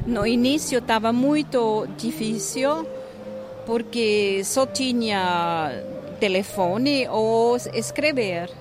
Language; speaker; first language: Portuguese; non-native, fluent; German